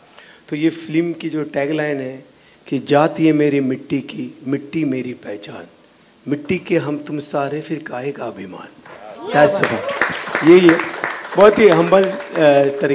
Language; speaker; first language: Hindi; native; Hindi